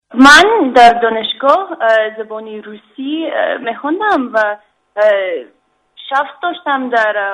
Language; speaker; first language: Persian; non-native, learner; English